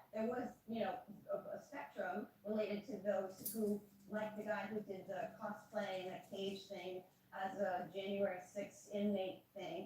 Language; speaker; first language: English; native; English